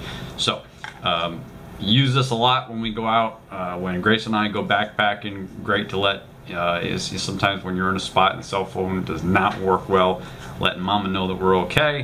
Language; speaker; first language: English; native; English